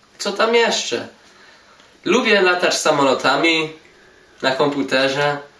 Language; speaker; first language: Polish; early bilingual, heritage; English